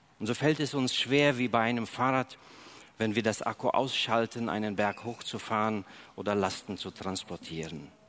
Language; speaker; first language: German; early bilingual, other home language; Russian